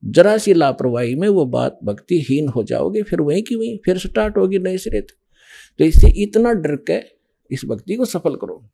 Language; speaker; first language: Hindi; native; Hindi